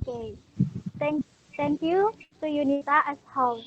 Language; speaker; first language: English; non-native, learner; Indonesian